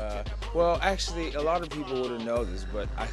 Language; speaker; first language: English; native; English